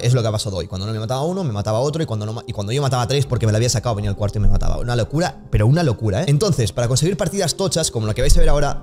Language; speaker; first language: Spanish; native; Spanish